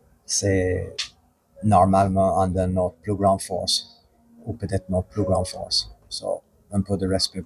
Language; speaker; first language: French; non-native, fluent; English